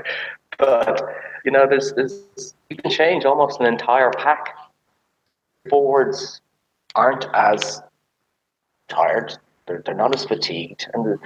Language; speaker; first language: English; native; English